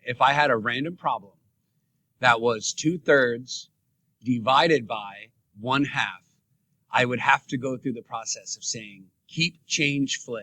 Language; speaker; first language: English; native; English